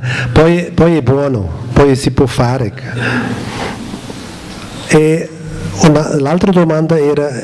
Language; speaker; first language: Italian; non-native, learner; German